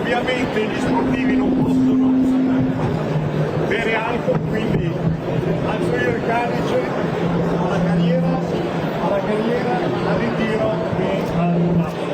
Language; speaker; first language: Italian; native; Italian